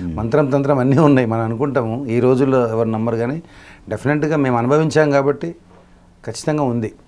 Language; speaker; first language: Telugu; native; Telugu